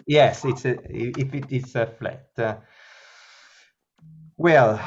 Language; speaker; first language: English; non-native, learner; Italian